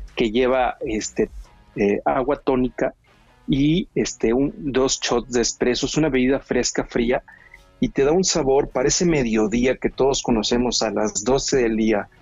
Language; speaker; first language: Spanish; native; Spanish